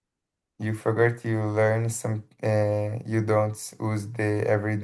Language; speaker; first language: English; non-native, learner; Portuguese